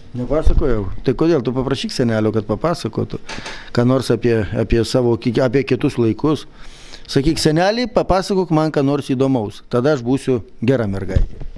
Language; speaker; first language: Lithuanian; native; Lithuanian